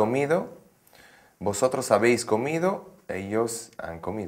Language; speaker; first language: Spanish; non-native, learner; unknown